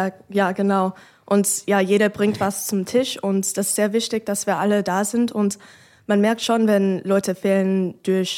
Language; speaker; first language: German; non-native, fluent; English